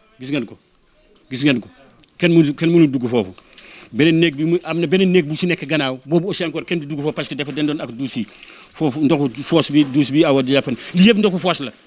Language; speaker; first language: Wolof; non-native, local second language; Fula